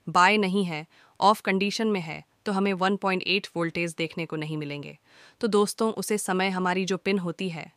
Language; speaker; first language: Hindi; native; Hindi